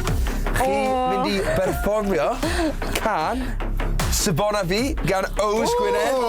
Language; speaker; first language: Welsh; native; Welsh